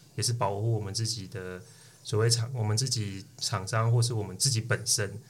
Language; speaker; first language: Chinese; native; Chinese